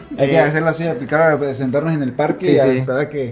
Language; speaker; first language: Spanish; native; Spanish